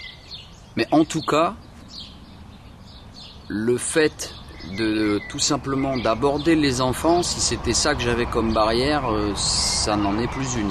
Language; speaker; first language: French; native; French